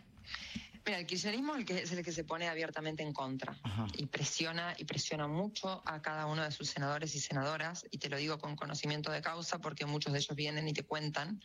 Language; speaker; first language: Spanish; native; Spanish